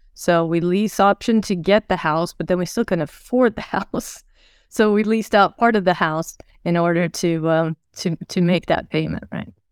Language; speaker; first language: English; early bilingual, other home language; Swedish